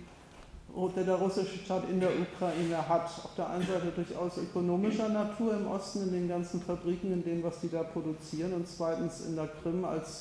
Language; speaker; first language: German; native; German